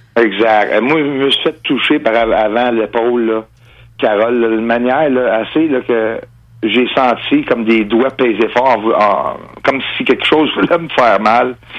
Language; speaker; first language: French; non-native, local second language; English